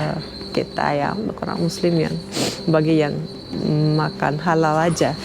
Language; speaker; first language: Indonesian; non-native, fluent; Russian